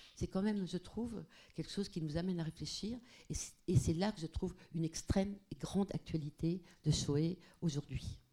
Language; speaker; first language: French; non-native, fluent; Portuguese